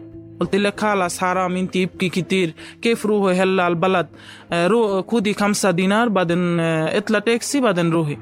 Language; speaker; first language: Arabic; non-native, learner; Bangla